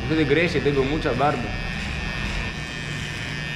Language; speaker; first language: Spanish; non-native, learner; Greek